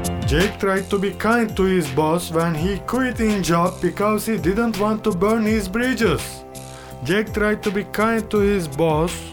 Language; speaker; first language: English; non-native, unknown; Turkish